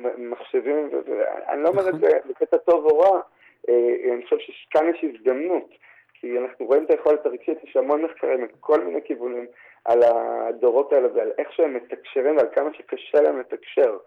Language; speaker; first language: Hebrew; native; Hebrew